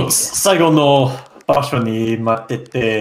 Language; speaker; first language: Japanese; non-native, learner; English